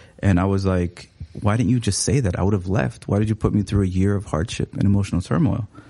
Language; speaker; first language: English; early bilingual, other home language; Somali